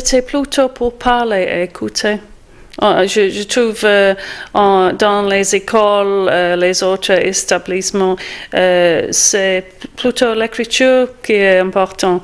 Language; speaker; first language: French; non-native, fluent; English